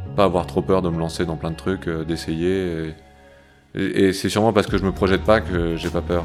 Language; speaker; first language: French; native; French